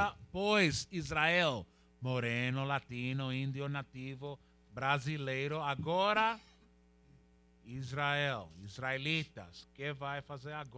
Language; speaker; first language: Portuguese; non-native, learner; Spanish